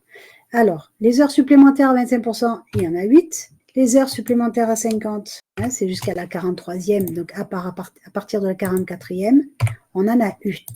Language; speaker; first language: French; native; French